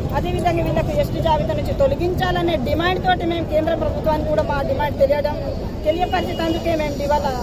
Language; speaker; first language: Telugu; non-native, local second language; Gondi